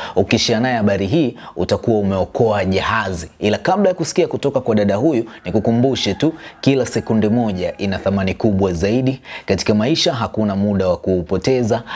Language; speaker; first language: Swahili; native; Swahili